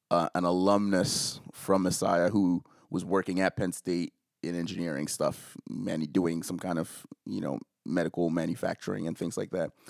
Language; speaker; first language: English; early bilingual, other home language; Akan